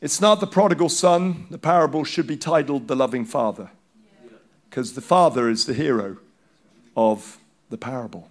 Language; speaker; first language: English; non-native, local second language; Hausa